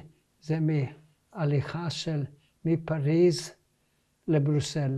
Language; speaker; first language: Hebrew; early bilingual, other home language; Hungarian